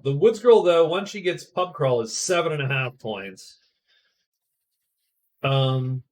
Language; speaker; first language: English; native; English